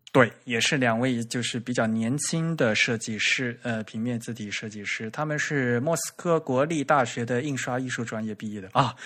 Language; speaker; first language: Chinese; native; Chinese